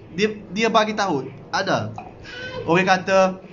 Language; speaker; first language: Malay; non-native, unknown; Arabic